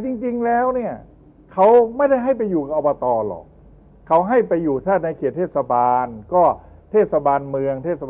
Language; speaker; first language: Thai; native; Thai